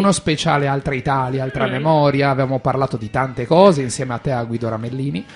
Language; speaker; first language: Italian; native; Italian